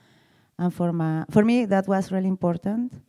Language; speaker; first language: English; non-native, learner; Spanish